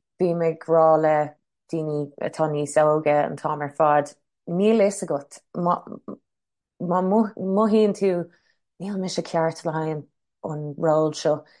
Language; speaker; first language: Irish; non-native, local second language; English